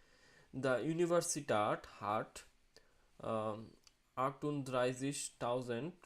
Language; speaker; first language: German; non-native, learner; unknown